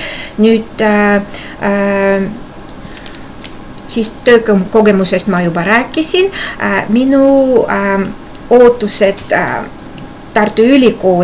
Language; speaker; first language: Estonian; non-native, local second language; Russian